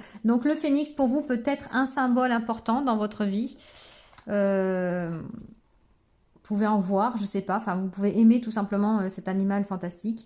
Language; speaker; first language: French; native; French